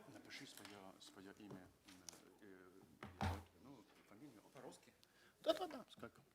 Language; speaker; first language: Russian; non-native, fluent; Lithuanian